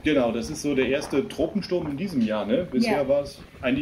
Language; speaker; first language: German; native; German